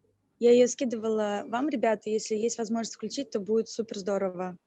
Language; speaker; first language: Russian; native; Russian